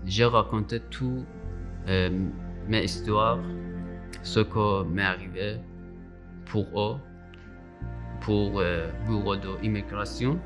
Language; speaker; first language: French; non-native, learner; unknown